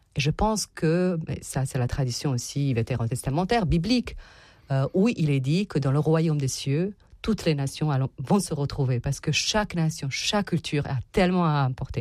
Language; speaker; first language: French; non-native, fluent; Serbian